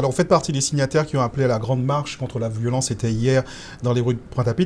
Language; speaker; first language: French; native; French